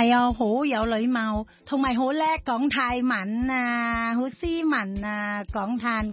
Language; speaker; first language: Chinese; non-native, fluent; Thai